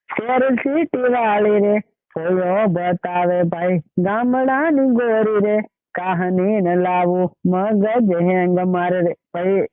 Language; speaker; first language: Gujarati; non-native, local second language; Rathawi